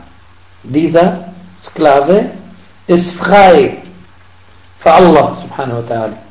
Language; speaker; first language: German; non-native, fluent; Arabic